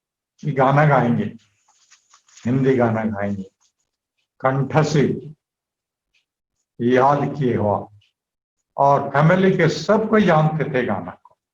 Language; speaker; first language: Hindi; native; Hindi